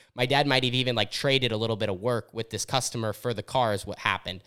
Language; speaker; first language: English; native; English